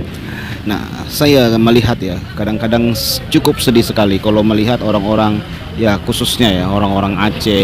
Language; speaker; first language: Indonesian; native; Indonesian